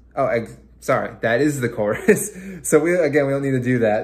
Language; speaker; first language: English; native; English